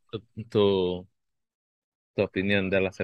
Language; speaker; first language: Spanish; early bilingual, heritage; Spanish